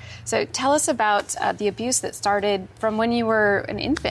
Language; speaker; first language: English; native; English